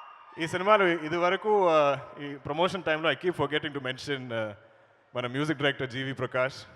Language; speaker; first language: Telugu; non-native, learner; Malayalam